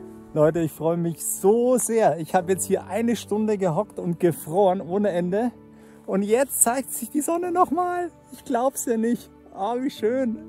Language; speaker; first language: German; native; German